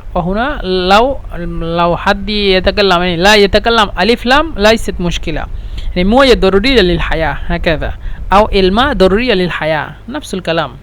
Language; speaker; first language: Arabic; non-native, fluent; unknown